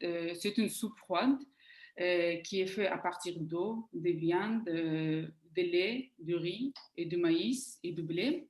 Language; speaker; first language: French; non-native, fluent; Kazakh